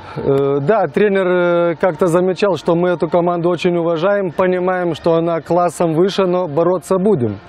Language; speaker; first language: Russian; non-native, local second language; Lithuanian